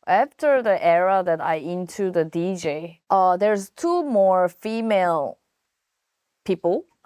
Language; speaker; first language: English; non-native, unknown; Korean